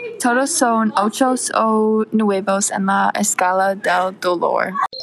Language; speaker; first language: Spanish; non-native, learner; English